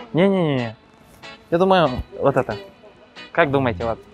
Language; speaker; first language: Russian; non-native, local second language; Kazakh